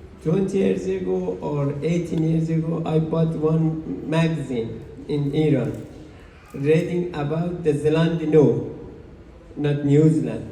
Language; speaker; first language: English; non-native, learner; Persian